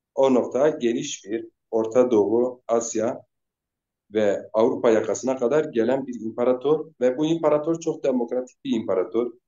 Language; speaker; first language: Turkish; non-native, local second language; Zaza